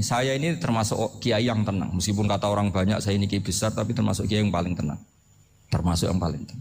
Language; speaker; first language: Indonesian; non-native, local second language; Javanese